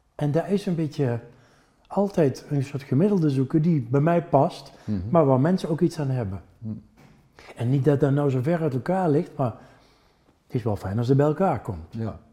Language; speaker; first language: Dutch; non-native, local second language; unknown